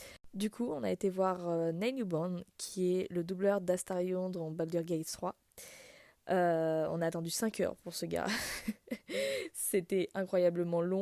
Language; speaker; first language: French; native; French